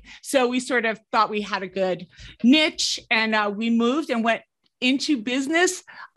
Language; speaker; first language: English; native; English